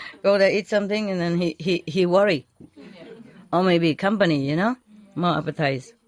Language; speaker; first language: English; non-native, fluent; Vietnamese